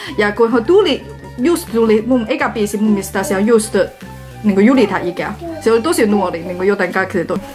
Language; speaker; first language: Finnish; non-native, learner; Chinese